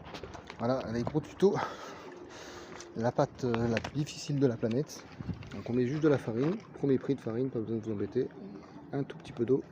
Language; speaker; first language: French; native; French